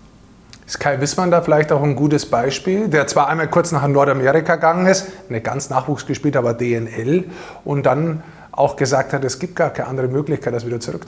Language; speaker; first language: German; native; German